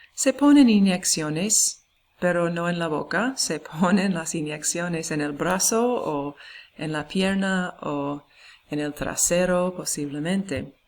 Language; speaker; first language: Spanish; non-native, fluent; English